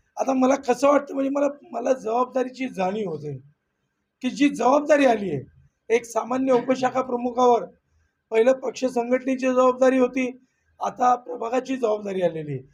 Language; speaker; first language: Marathi; native; Marathi